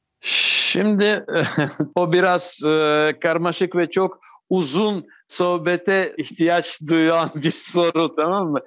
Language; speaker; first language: Turkish; non-native, fluent; Russian